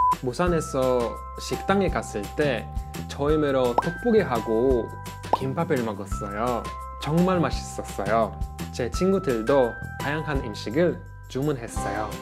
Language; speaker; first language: Korean; non-native, learner; Norwegian